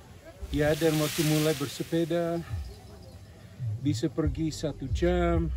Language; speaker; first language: Indonesian; non-native, learner; English